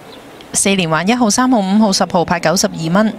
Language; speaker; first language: Cantonese; native; Cantonese